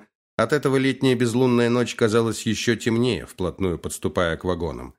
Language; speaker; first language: Russian; native; Russian